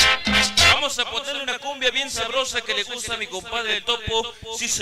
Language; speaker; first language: Spanish; native; Spanish